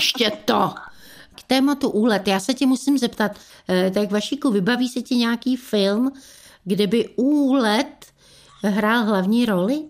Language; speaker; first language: Czech; native; Czech